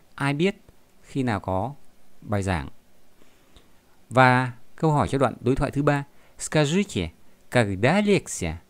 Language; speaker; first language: Vietnamese; native; Vietnamese